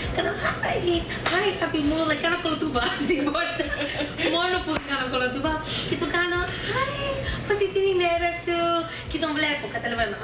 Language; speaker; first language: Greek; early bilingual, heritage; Greek